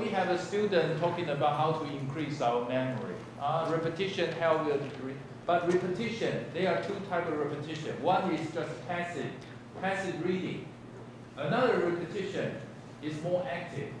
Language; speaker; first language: English; non-native, fluent; Chinese